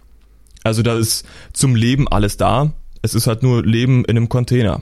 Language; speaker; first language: German; native; German